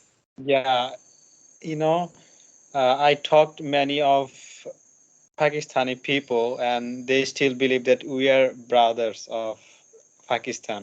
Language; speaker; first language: English; non-native, learner; Bangla